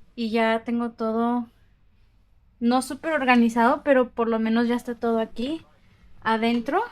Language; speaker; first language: Spanish; early bilingual, heritage; Spanish